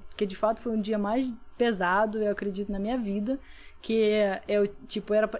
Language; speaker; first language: Portuguese; non-native, fluent; Russian